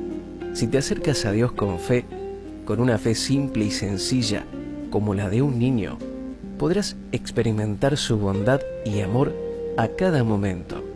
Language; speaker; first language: Spanish; native; Spanish